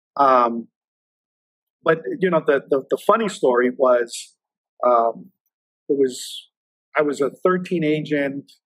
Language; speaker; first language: English; native; English